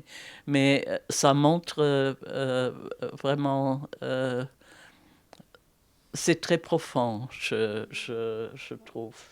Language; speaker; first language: French; non-native, fluent; German